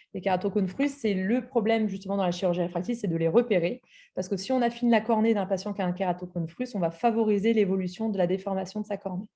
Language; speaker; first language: French; native; French